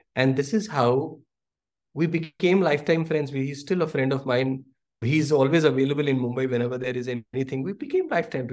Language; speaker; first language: English; non-native, local second language; Hindi